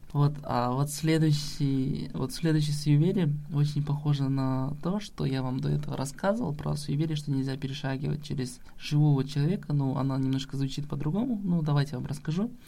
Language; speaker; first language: Russian; non-native, local second language; Kazakh